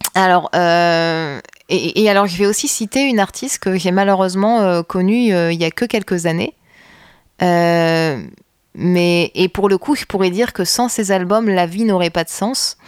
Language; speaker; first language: French; native; French